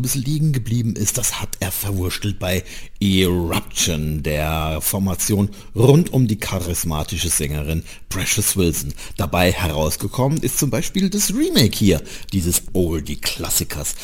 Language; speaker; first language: German; native; German